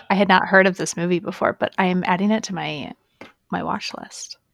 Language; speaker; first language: English; native; English